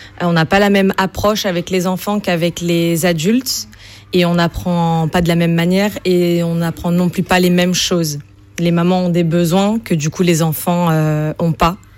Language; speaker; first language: French; native; French